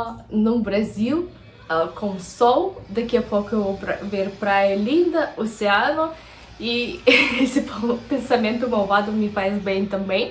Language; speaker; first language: Portuguese; non-native, fluent; Russian